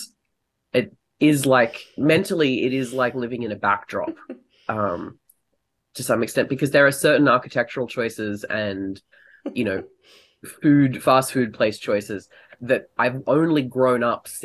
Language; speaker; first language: English; native; English